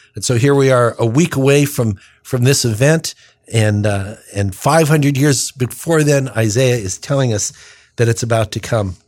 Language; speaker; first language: English; native; English